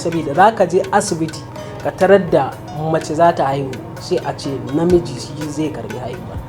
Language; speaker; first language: Hausa; non-native, local second language; Fula